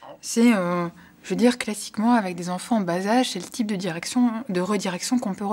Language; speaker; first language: French; native; French